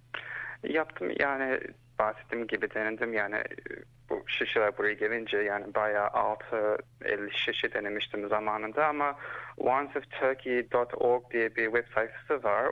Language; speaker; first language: Turkish; early bilingual, heritage; Turkish